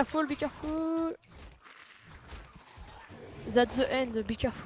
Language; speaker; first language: English; non-native, learner; French